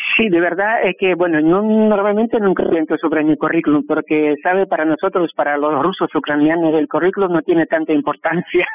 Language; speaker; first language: Spanish; non-native, fluent; Russian